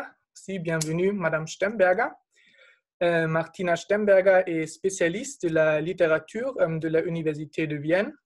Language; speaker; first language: French; non-native, fluent; German